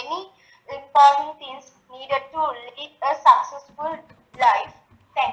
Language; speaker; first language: English; non-native, learner; Sinhala